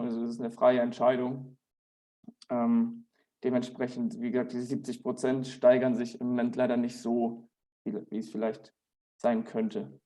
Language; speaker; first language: German; native; German